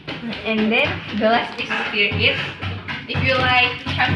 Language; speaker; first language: English; non-native, learner; Indonesian